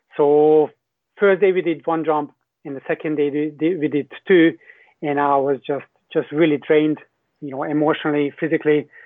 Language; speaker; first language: English; non-native, fluent; Hungarian